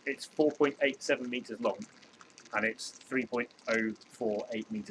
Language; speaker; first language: English; native; English